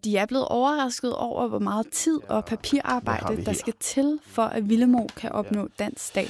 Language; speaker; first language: Danish; native; Danish